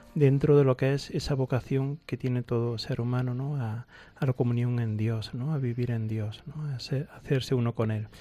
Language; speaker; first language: Spanish; native; Spanish